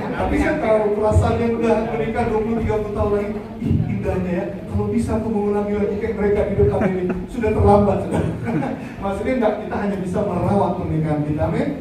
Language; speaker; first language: Indonesian; native; Indonesian